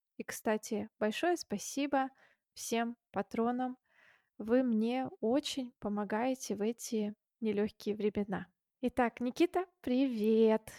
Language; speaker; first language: Russian; native; Russian